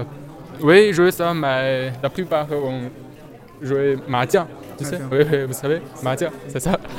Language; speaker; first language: French; non-native, learner; Chinese